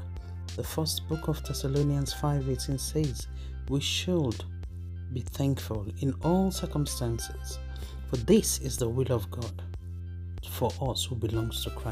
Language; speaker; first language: English; non-native, local second language; Yoruba